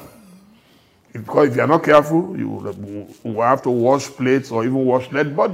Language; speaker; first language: English; non-native, local second language; Yoruba